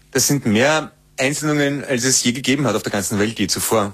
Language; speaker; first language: German; native; German